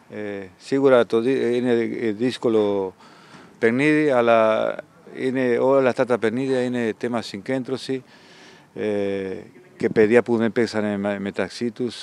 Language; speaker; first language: Greek; non-native, learner; Spanish